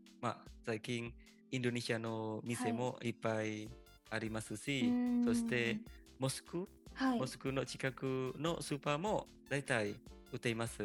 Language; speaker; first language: Japanese; non-native, fluent; Indonesian